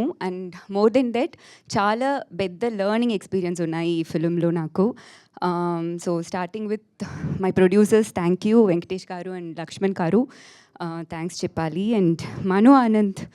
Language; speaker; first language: Telugu; non-native, fluent; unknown